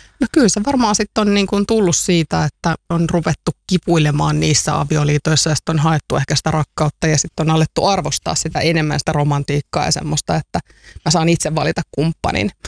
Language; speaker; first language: Finnish; native; Finnish